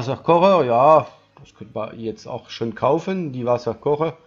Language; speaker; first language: German; non-native, learner; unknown